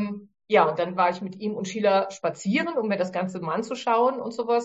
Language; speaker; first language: German; native; German